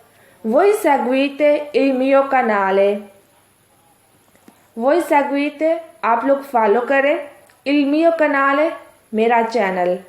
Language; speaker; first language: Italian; non-native, fluent; Urdu